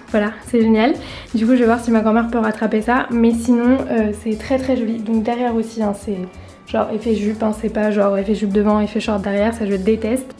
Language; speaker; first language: French; native; French